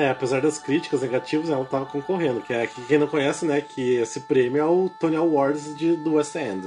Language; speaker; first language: Portuguese; native; Portuguese